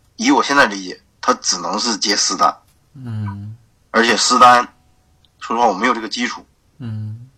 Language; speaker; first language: Chinese; native; Chinese